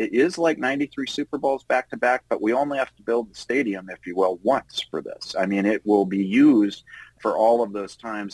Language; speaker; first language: English; native; English